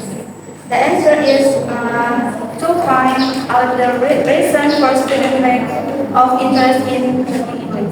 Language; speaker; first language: English; non-native, learner; Indonesian